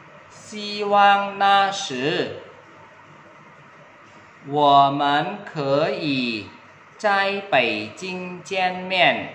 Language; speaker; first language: Chinese; non-native, fluent; Vietnamese